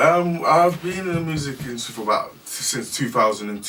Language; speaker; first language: English; native; English